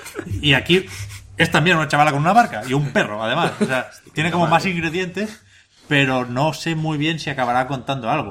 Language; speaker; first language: Spanish; native; Spanish